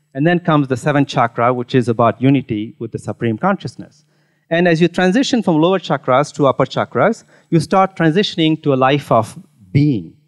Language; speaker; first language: English; non-native, local second language; Tamil